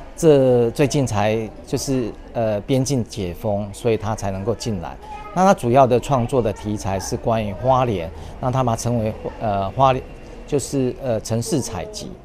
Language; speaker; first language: Chinese; native; Chinese